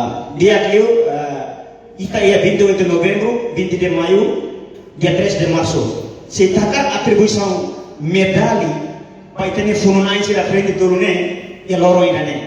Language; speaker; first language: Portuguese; non-native, local second language; Tetum